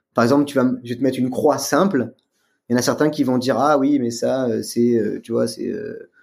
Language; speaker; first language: French; native; French